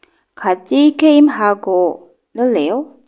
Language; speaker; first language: Korean; non-native, learner; Indonesian